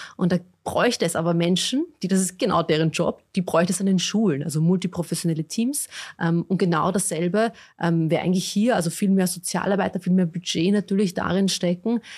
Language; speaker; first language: German; early bilingual, other home language; Bosnian